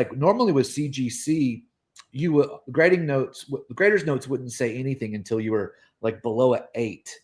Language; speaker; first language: English; native; English